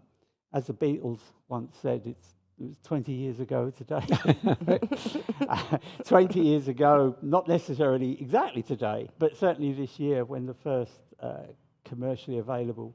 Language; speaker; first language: English; native; English